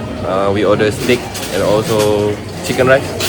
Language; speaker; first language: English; non-native, local second language; Malay